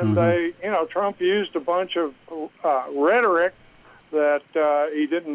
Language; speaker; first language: English; native; English